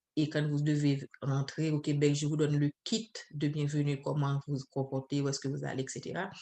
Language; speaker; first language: French; non-native, local second language; Haitian Creole